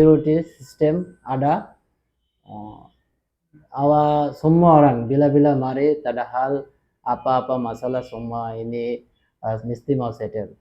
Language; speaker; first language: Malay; non-native, learner; Bangla